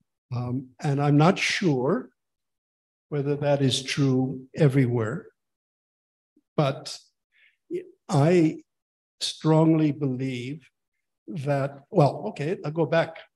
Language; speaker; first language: English; native; English